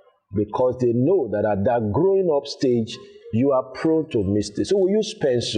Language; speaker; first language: English; non-native, local second language; Yoruba